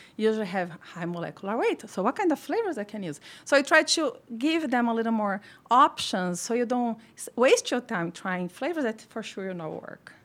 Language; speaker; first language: English; non-native, fluent; Portuguese